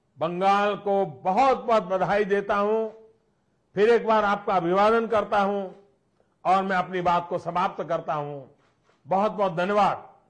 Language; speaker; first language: Hindi; non-native, local second language; Gujarati